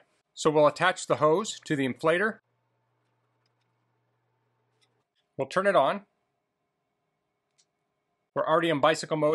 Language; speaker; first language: English; native; English